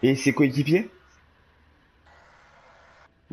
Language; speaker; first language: French; native; French